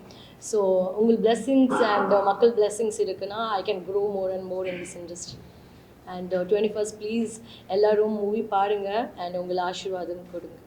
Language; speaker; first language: Tamil; non-native, learner; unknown